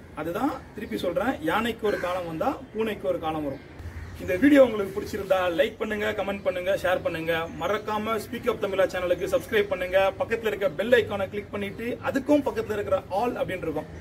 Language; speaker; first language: Tamil; native; Tamil